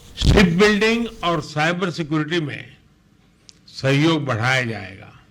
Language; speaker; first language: Hindi; non-native, local second language; Gujarati